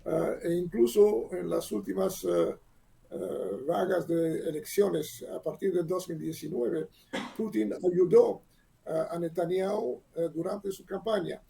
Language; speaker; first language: Spanish; non-native, learner; Hebrew